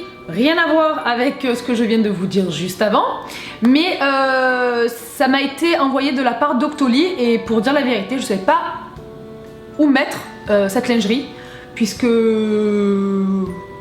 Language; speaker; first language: French; native; French